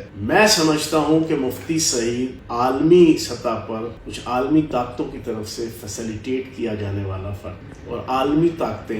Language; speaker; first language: Urdu; native; Urdu